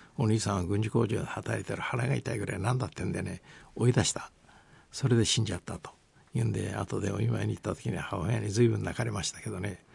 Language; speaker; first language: Japanese; native; Japanese